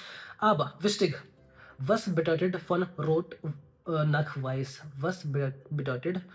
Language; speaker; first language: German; non-native, learner; Hindi